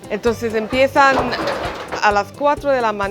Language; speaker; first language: Spanish; non-native, learner; English